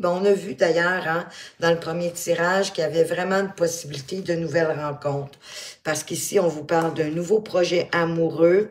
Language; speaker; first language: French; native; French